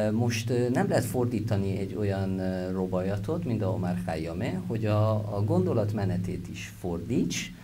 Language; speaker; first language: Hungarian; non-native, fluent; Persian